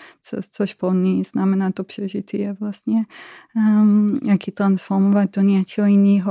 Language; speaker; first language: Czech; non-native, fluent; Hebrew